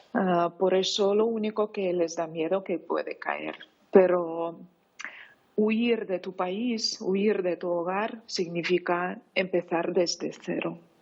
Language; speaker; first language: Spanish; non-native, fluent; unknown